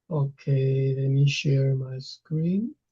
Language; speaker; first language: English; non-native, fluent; Chinese